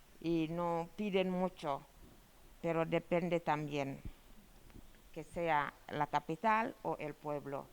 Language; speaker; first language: Spanish; non-native, fluent; Wolof